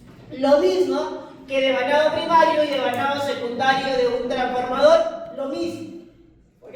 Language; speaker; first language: Spanish; native; Spanish